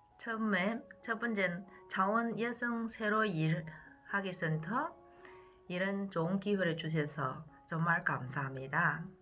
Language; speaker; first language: Korean; non-native, learner; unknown